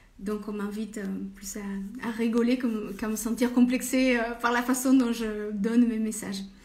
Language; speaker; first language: French; non-native, fluent; Spanish